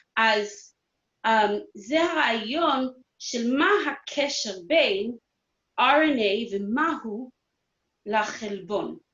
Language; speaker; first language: Hebrew; non-native, fluent; English